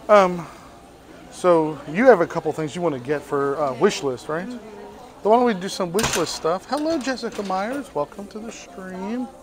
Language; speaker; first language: English; native; English